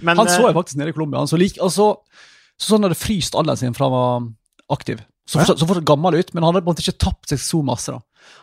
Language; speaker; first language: Norwegian; native; Norwegian